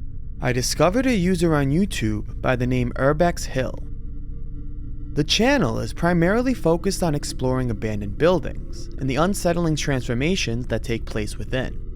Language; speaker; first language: English; native; English